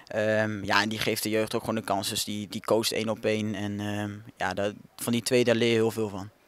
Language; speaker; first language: Dutch; native; Dutch